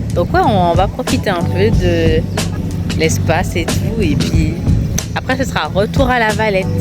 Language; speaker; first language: French; native; French